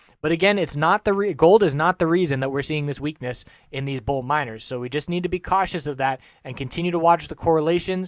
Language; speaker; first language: English; native; English